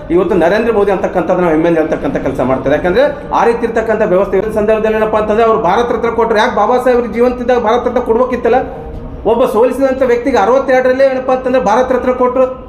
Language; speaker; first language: Kannada; native; Kannada